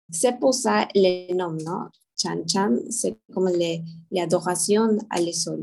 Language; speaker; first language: French; non-native, learner; Spanish